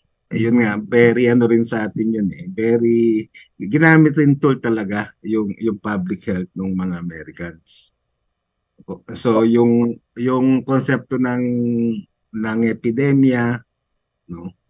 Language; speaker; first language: Filipino; non-native, local second language; Pampanga